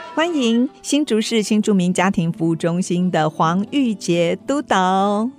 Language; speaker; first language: Chinese; native; Chinese